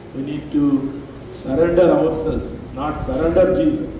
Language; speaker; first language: English; non-native, local second language; Telugu